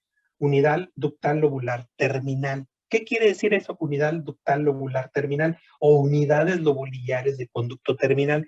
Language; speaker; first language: Spanish; native; Spanish